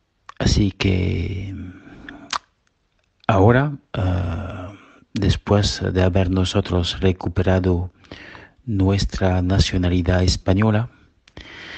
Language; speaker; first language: Spanish; early bilingual, heritage; Spanish